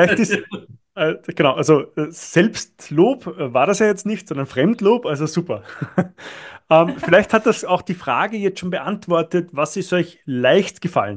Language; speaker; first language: German; native; German